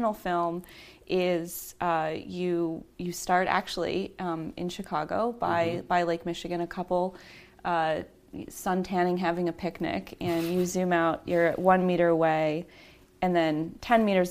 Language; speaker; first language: English; native; English